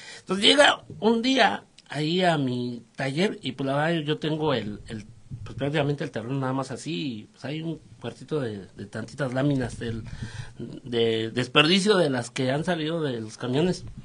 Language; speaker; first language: Spanish; native; Spanish